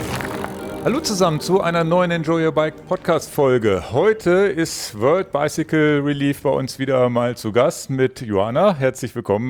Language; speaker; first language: German; native; German